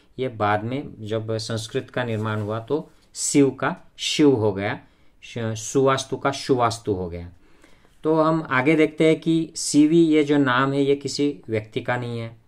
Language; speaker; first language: Hindi; non-native, local second language; Marathi